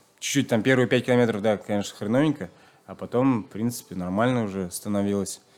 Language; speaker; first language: Russian; non-native, local second language; Chuvash